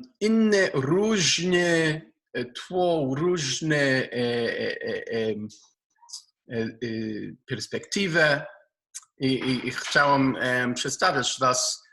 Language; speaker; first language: Polish; non-native, learner; Hebrew